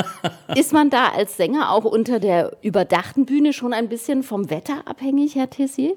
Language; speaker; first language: German; native; German